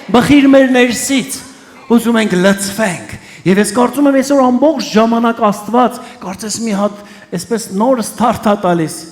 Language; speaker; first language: Armenian; early bilingual, heritage; Armenian